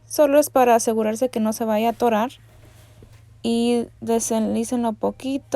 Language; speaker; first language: Spanish; native; Spanish